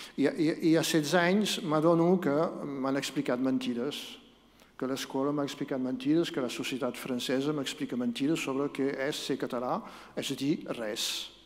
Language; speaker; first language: Catalan; non-native, local second language; French